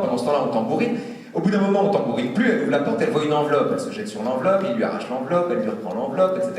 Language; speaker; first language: French; native; French